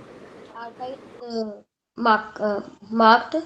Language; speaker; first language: German; non-native, learner; Hindi